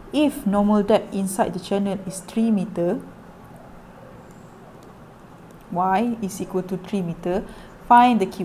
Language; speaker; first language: English; non-native, local second language; Malay